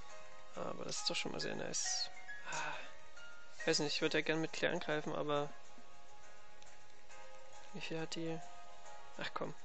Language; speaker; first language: German; native; German